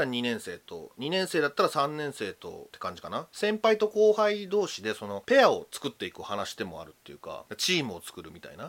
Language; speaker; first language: Japanese; native; Japanese